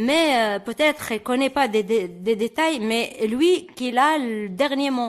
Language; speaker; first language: French; non-native, fluent; Arabic